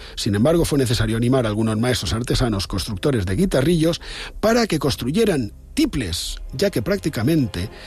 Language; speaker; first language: Spanish; non-native, local second language; Catalan